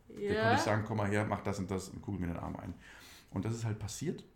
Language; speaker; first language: German; native; German